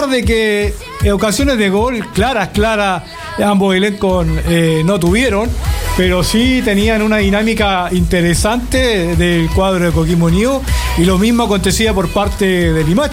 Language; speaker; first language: Spanish; native; Spanish